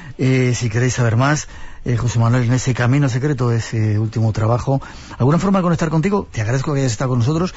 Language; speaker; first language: Spanish; native; Spanish